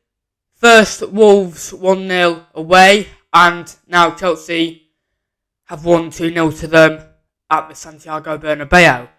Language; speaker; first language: English; native; English